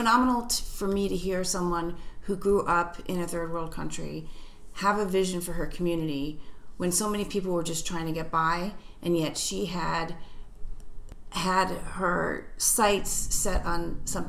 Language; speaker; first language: English; native; English